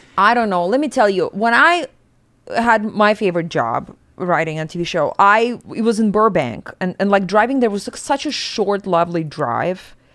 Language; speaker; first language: English; non-native, fluent; Russian